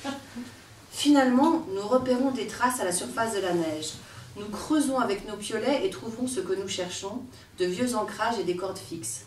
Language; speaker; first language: French; native; French